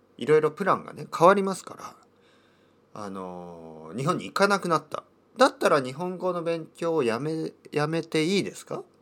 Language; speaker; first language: Japanese; native; Japanese